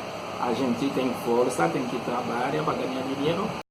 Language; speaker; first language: Portuguese; non-native, learner; Haitian Creole